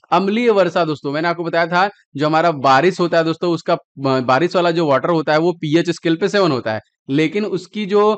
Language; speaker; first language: Hindi; native; Hindi